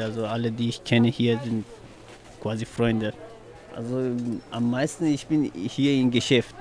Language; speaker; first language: German; non-native, fluent; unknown